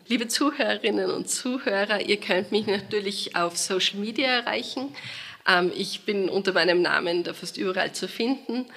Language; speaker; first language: German; native; German